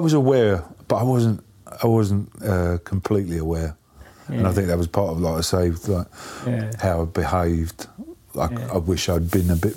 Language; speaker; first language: English; native; English